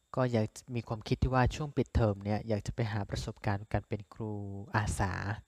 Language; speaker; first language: Thai; non-native, local second language; S'gaw Karen